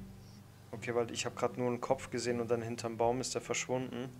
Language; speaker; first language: German; native; German